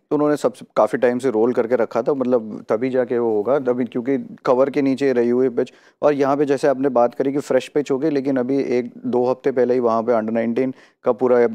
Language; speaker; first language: Hindi; non-native, local second language; Gujarati